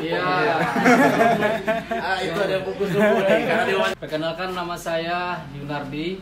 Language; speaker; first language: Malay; non-native, local second language; Minangkabau